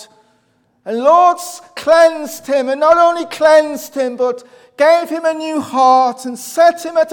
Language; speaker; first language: English; native; English